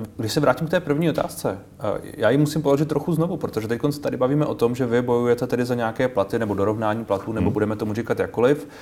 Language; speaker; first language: Czech; native; Czech